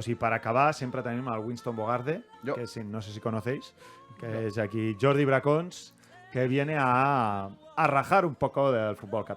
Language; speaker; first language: Catalan; native; Catalan